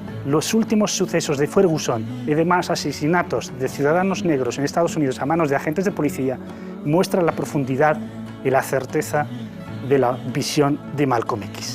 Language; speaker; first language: Spanish; native; Spanish